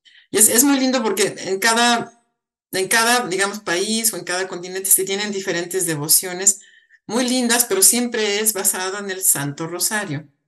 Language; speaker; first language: Spanish; native; Spanish